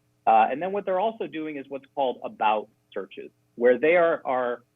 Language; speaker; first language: English; native; English